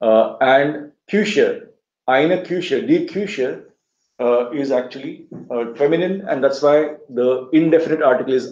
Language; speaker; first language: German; non-native, fluent; Marathi